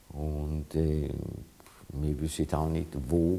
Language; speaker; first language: German; non-native, fluent; Hungarian